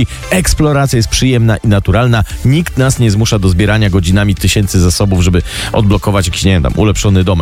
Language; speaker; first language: Polish; native; Polish